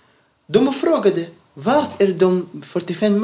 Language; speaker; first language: Swedish; non-native, learner; Arabic